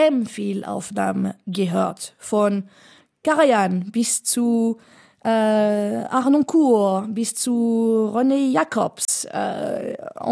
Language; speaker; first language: German; non-native, fluent; French